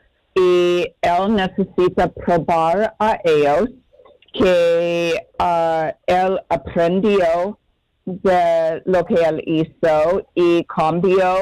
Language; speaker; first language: Spanish; non-native, fluent; English